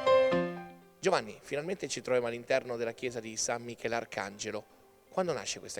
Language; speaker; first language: Italian; native; Italian